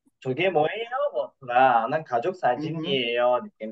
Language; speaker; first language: Korean; non-native, fluent; Kyrgyz